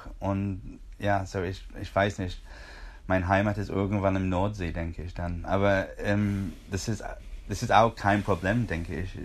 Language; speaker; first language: German; non-native, fluent; English